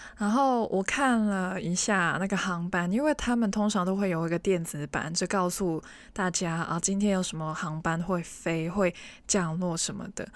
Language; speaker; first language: Chinese; non-native, local second language; Cantonese